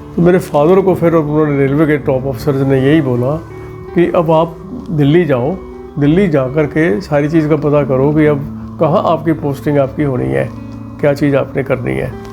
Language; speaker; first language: Hindi; non-native, local second language; Punjabi